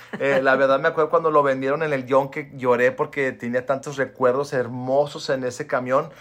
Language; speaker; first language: Spanish; early bilingual, other home language; English